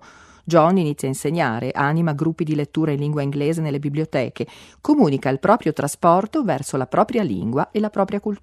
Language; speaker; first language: Italian; native; Italian